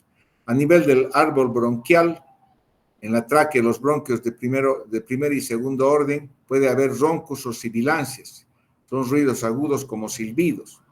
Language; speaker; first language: Spanish; native; Spanish